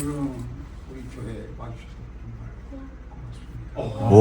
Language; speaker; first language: Korean; non-native, learner; Japanese